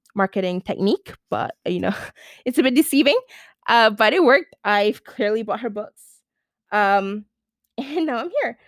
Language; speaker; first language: English; non-native, local second language; Malay